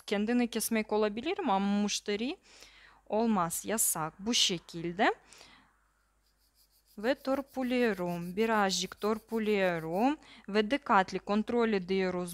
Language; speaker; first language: Turkish; non-native, learner; Russian